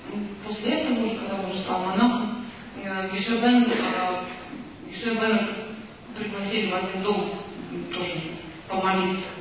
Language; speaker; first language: Russian; native; Russian